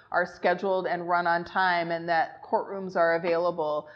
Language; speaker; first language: English; native; English